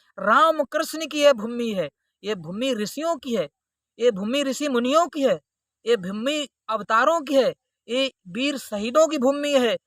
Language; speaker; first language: Hindi; native; Hindi